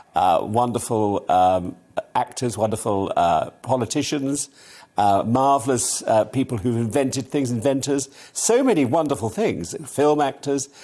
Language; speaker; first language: English; native; English